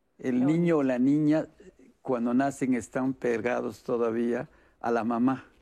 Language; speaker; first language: Spanish; non-native, local second language; Yucateco